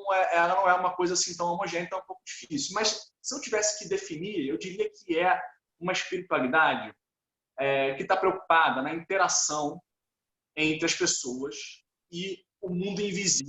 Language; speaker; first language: Portuguese; native; Portuguese